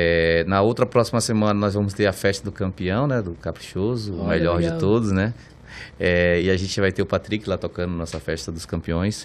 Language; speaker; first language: Portuguese; native; Portuguese